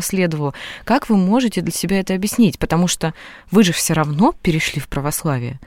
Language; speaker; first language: Russian; native; Russian